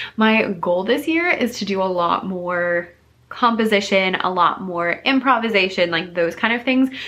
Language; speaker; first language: English; native; English